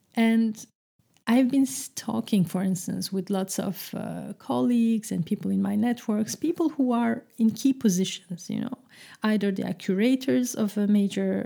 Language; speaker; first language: English; non-native, fluent; Turkish